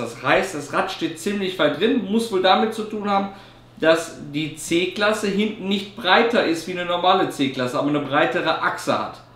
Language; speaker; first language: German; native; German